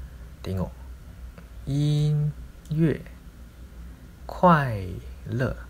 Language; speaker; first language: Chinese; non-native, local second language; Malay